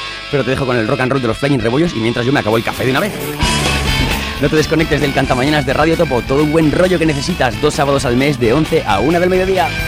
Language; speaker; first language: Spanish; native; Spanish